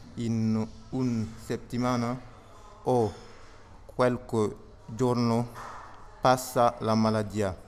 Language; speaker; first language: Italian; non-native, learner; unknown